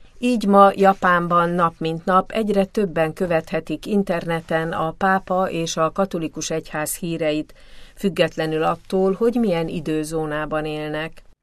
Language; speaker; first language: Hungarian; native; Hungarian